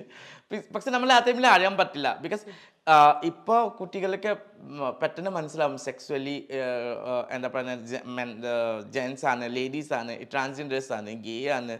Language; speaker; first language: Malayalam; non-native, learner; Assamese